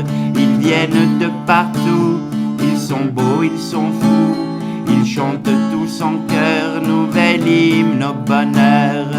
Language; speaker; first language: French; non-native, local second language; Kabyle